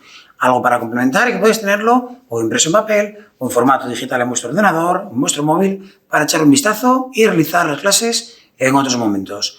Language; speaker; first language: Spanish; native; Spanish